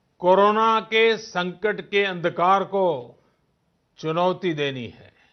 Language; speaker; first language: Hindi; non-native, local second language; Gujarati